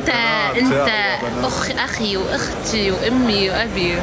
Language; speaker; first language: Arabic; native; Arabic